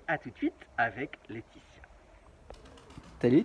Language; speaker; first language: French; native; French